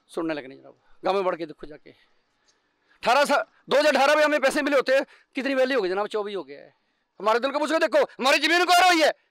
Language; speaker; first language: Hindi; native; Hindi